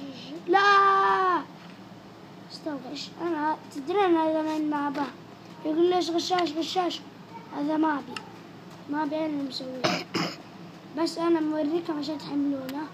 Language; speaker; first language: Arabic; native; Arabic